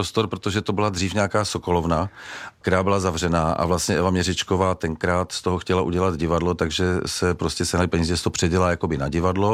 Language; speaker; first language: Czech; native; Czech